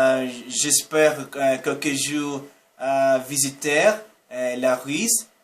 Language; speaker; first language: French; non-native, learner; Portuguese